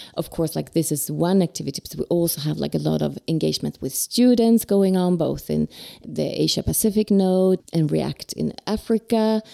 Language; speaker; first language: English; non-native, fluent; Swedish